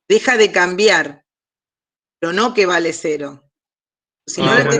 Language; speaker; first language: Spanish; native; Spanish